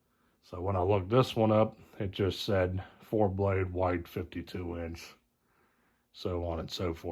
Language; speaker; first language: English; native; English